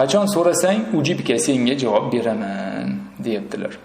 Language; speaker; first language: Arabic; non-native, fluent; Uzbek